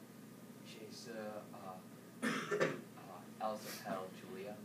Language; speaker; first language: French; non-native, learner; English